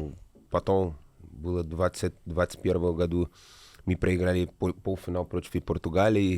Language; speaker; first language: Russian; non-native, learner; Portuguese